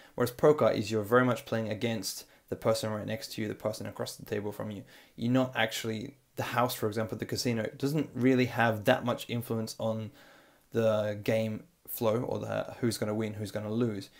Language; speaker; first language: English; native; English